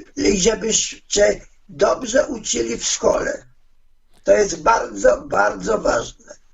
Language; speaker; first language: Polish; non-native, fluent; Hebrew